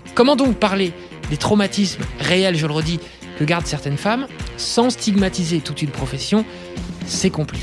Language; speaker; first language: French; native; French